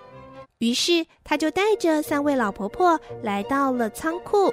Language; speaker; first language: Chinese; native; Chinese